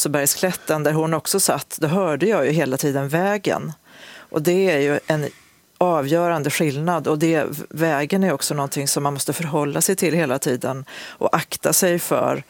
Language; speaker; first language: Swedish; native; Swedish